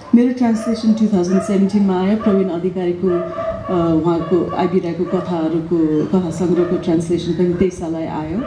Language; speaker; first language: Nepali; early bilingual, other home language; English